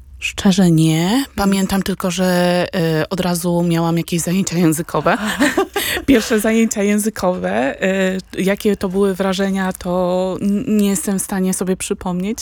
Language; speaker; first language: Polish; early bilingual, other home language; Vietnamese